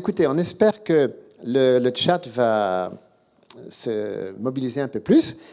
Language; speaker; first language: French; native; French